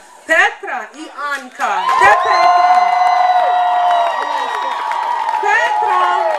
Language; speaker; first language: Ukrainian; early bilingual, heritage; Ukrainian